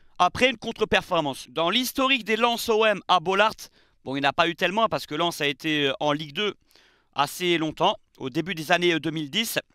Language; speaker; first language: French; native; French